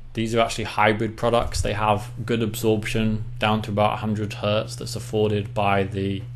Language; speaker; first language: English; native; English